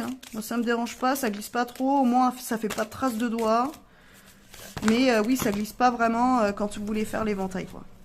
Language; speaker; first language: French; native; French